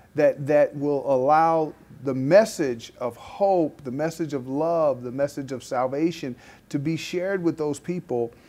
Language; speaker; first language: English; native; English